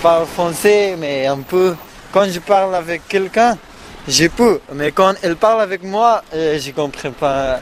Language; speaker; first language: French; non-native, learner; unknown